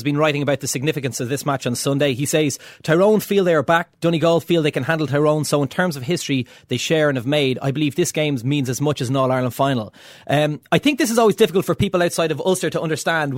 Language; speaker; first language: English; native; English